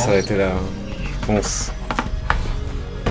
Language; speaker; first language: French; native; French